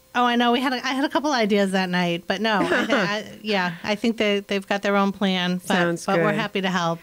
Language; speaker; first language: English; native; English